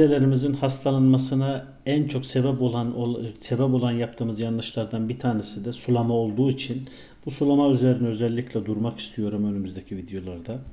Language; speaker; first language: Turkish; native; Turkish